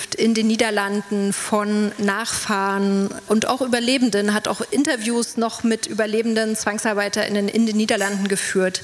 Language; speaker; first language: German; native; German